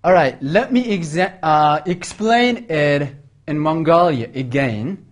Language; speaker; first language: English; non-native, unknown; Mongolian